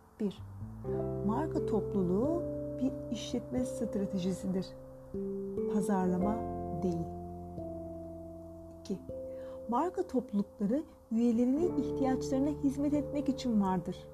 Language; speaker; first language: Turkish; native; Turkish